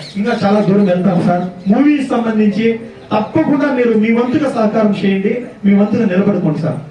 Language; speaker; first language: Telugu; native; Telugu